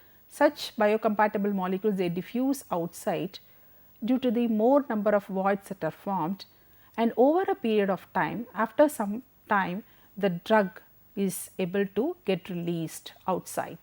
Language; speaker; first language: English; non-native, local second language; Tamil